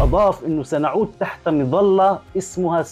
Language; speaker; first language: Arabic; native; Arabic